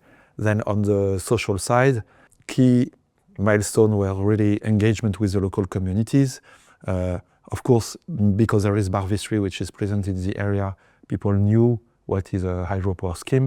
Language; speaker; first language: English; non-native, fluent; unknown